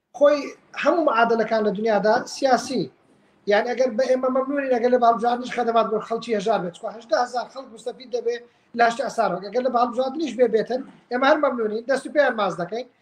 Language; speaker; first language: Central Kurdish; native; Central Kurdish